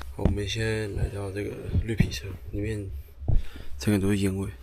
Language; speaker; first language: Chinese; native; Chinese